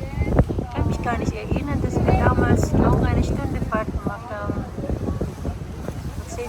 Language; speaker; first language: German; non-native, fluent; Filipino